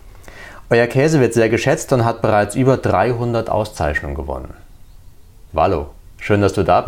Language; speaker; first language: German; native; German